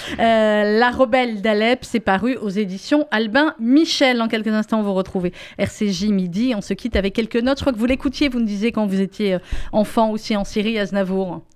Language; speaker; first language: French; native; French